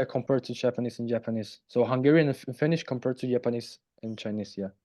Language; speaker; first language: English; non-native, fluent; Spanish